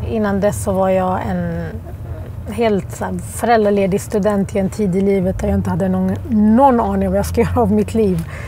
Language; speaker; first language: Swedish; early bilingual, other home language; Arabic